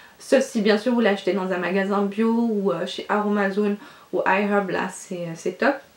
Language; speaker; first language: French; non-native, local second language; Arabic